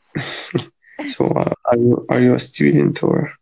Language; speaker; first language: English; non-native, fluent; Croatian